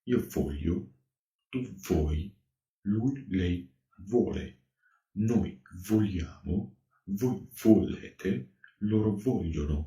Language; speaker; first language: Italian; non-native, fluent; Georgian